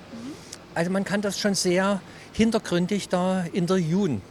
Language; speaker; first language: German; native; German